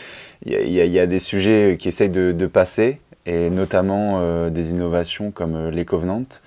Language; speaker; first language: French; native; French